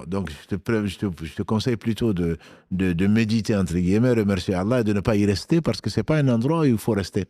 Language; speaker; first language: French; native; French